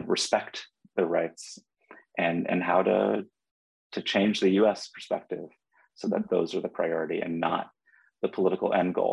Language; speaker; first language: English; native; English